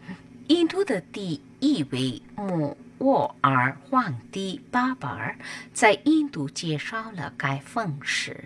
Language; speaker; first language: Chinese; non-native, learner; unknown